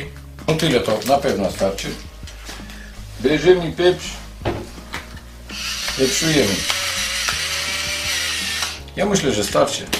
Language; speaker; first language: Polish; non-native, fluent; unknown